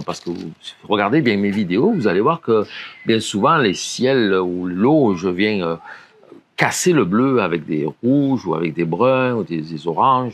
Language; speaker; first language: French; native; French